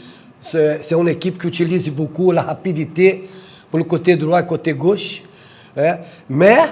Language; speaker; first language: French; non-native, fluent; Portuguese